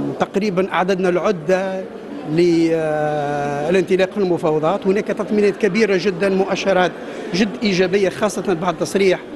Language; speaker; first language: Arabic; native; Arabic